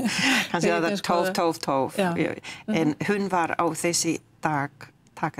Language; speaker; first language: Icelandic; non-native, learner; English